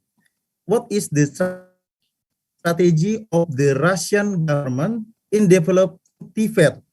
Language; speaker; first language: English; non-native, fluent; Indonesian